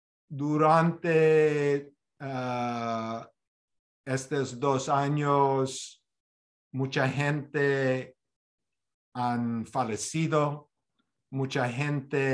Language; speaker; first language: Spanish; non-native, fluent; English